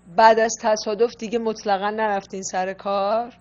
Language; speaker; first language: Persian; native; Persian